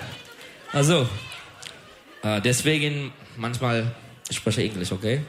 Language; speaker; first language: German; non-native, learner; Turkish